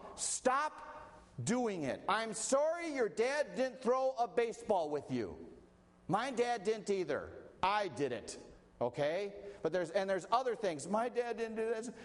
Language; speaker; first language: English; native; English